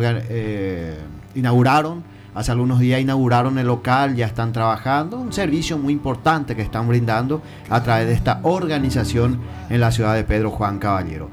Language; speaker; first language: Spanish; native; Spanish